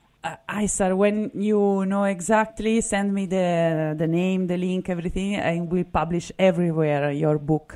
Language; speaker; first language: English; non-native, fluent; Italian